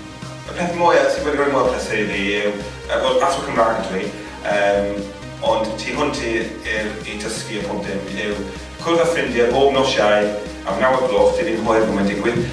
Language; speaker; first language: Welsh; non-native, fluent; English